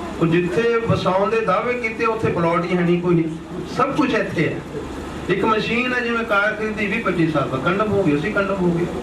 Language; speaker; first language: Punjabi; native; Punjabi